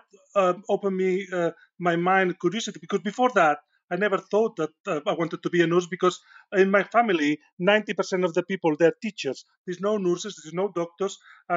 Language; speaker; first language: English; non-native, fluent; Spanish